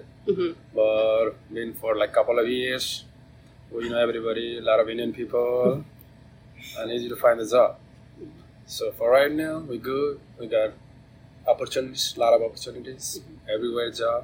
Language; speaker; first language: English; non-native, local second language; Nepali